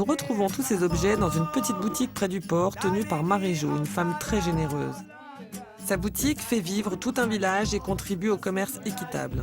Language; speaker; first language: French; native; French